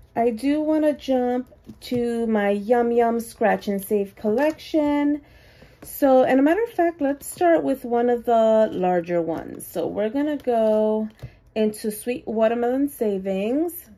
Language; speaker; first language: English; native; English